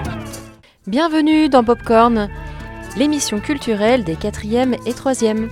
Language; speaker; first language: French; native; French